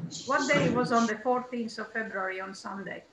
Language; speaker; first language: English; non-native, fluent; Croatian